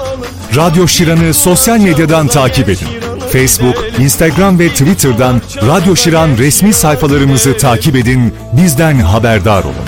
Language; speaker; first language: Turkish; native; Turkish